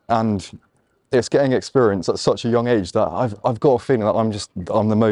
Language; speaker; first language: English; native; English